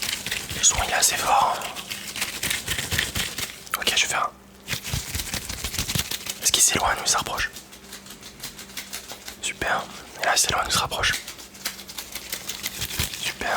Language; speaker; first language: French; native; French